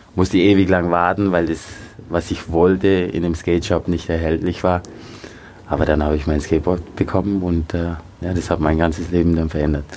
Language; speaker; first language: German; early bilingual, other home language; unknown